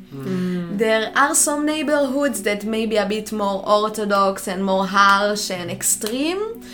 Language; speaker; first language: English; non-native, fluent; Hebrew